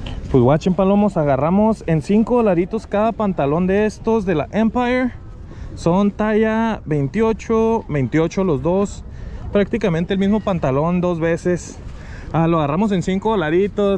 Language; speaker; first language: Spanish; early bilingual, heritage; Spanish